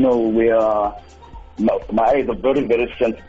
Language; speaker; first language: English; non-native, local second language; Xhosa